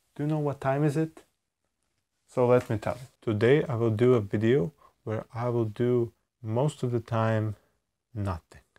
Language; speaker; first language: English; non-native, fluent; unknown